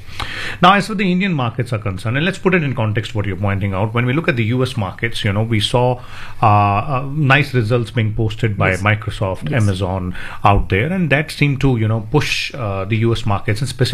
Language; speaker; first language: English; non-native, local second language; Hindi